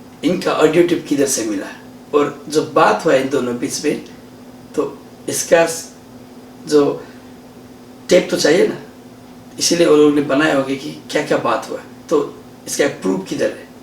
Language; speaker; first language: Hindi; non-native, learner; Nepali